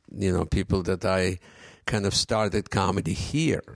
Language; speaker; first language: English; non-native, fluent; Russian